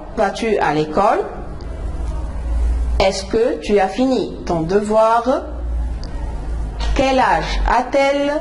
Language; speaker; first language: French; non-native, fluent; Arabic